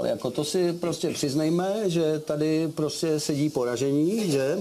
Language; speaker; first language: Czech; native; Czech